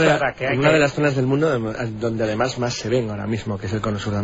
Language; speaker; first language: Spanish; native; Spanish